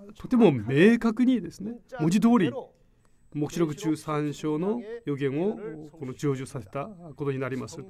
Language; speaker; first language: Japanese; non-native, fluent; Korean